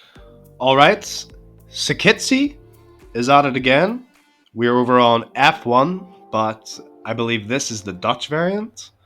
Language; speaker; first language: English; native; English